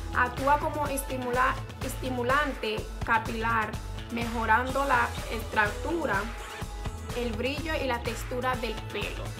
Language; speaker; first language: Spanish; early bilingual, heritage; Spanish